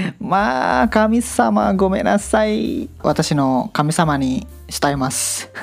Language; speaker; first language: Japanese; non-native, learner; Indonesian